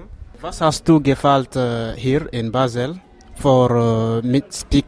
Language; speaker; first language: German; non-native, learner; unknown